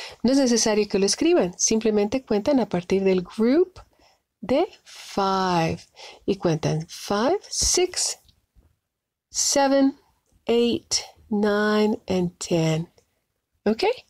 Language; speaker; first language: Spanish; native; Spanish